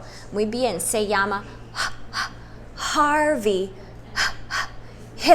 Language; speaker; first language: Spanish; non-native, fluent; English